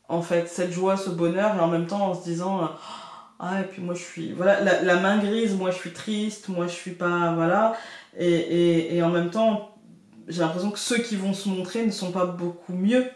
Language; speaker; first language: French; native; French